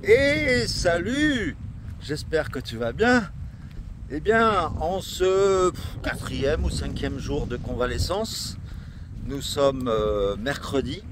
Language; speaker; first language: French; native; French